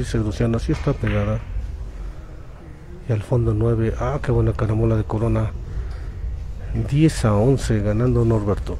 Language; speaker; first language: Spanish; native; Spanish